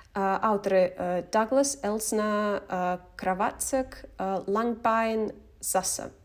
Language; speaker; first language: Belarusian; non-native, local second language; Russian